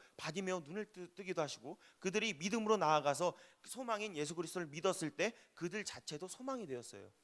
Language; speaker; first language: Korean; native; Korean